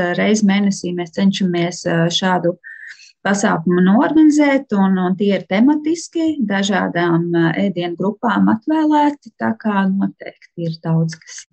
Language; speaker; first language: Latvian; native; Latvian